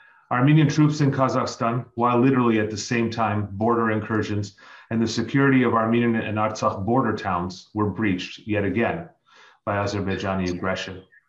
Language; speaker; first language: English; native; English